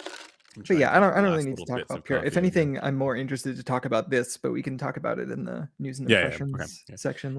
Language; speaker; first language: English; native; English